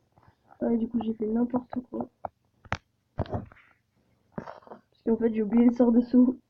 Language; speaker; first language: French; native; French